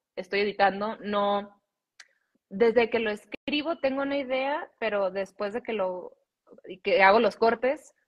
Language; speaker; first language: Spanish; early bilingual, heritage; Spanish